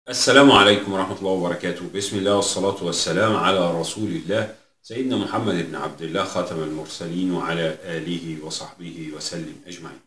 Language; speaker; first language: Arabic; native; Arabic